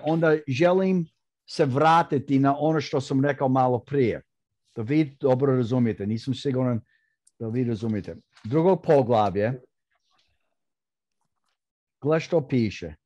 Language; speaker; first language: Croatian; early bilingual, heritage; Croatian